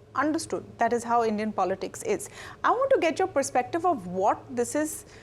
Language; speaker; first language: English; non-native, local second language; Hindi